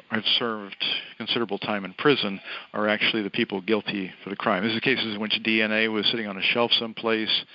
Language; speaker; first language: English; native; English